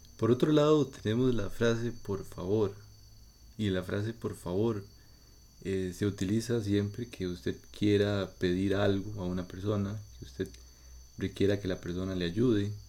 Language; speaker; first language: Spanish; native; Spanish